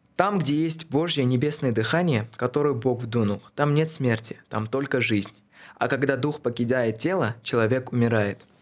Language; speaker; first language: Russian; non-native, local second language; Armenian